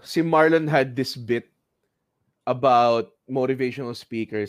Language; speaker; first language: English; non-native, local second language; Filipino